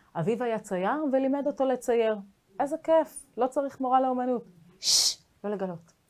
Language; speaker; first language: Hebrew; native; Hebrew